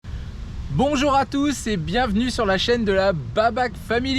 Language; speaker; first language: French; native; French